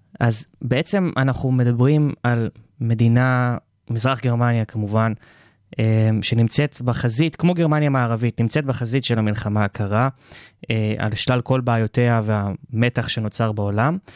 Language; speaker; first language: Hebrew; native; Hebrew